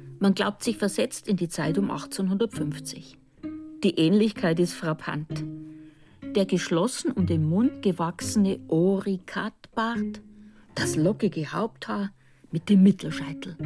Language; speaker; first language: German; native; German